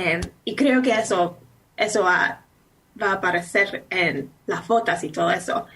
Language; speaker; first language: Spanish; non-native, fluent; English